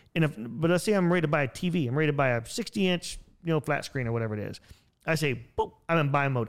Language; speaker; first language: English; native; English